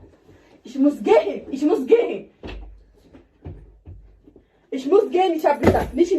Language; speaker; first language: German; non-native, learner; Somali